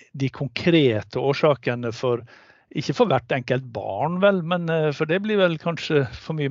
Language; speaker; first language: Norwegian; native; Norwegian